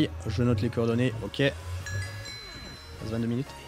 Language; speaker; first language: French; native; French